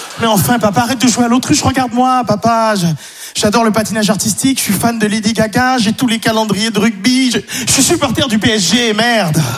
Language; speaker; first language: French; non-native, local second language; Haitian Creole